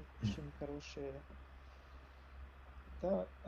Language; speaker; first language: Russian; non-native, learner; French